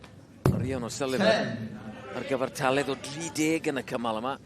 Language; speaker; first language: Welsh; native; Welsh